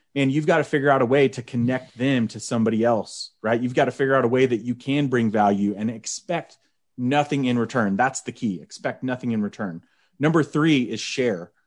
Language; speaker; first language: English; native; English